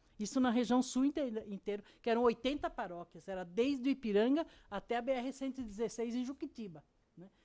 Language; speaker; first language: Portuguese; native; Portuguese